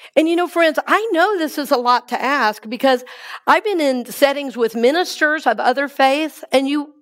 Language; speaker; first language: English; native; English